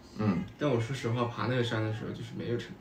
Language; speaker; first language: Chinese; native; Chinese